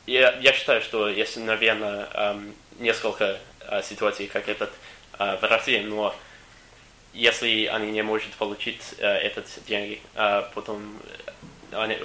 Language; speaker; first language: Russian; non-native, learner; English